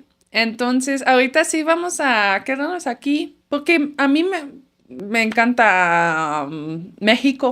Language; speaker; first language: Spanish; non-native, fluent; Dutch